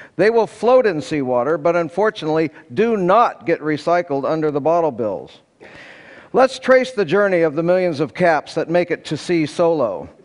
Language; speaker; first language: English; native; English